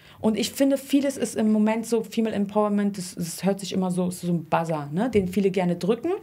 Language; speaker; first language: German; early bilingual, other home language; Turkish